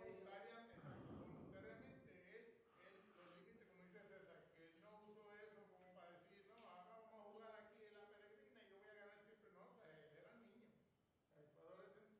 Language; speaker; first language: Spanish; native; Spanish